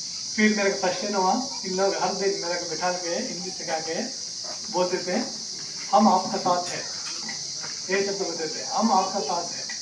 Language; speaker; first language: Hindi; non-native, local second language; Telugu